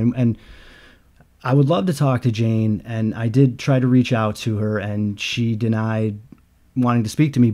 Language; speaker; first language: English; native; English